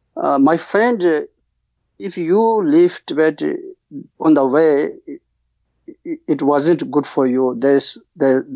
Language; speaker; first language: English; non-native, learner; Tibetan